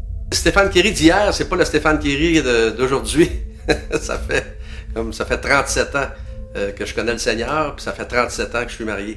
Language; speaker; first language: French; native; French